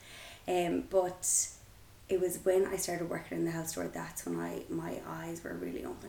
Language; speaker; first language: English; native; English